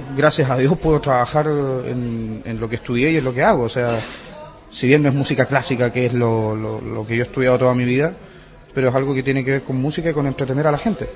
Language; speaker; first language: Spanish; native; Spanish